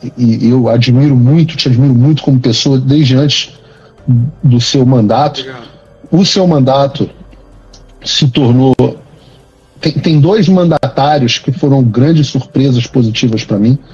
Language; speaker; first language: Portuguese; native; Portuguese